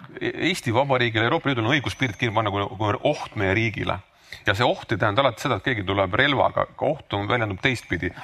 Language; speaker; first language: Estonian; native; Estonian